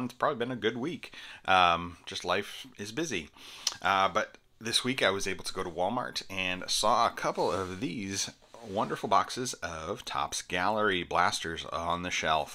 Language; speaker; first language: English; native; English